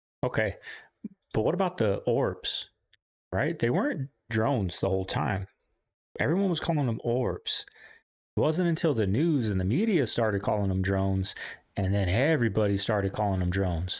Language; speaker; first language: English; native; English